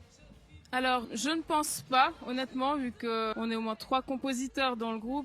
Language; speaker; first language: French; native; French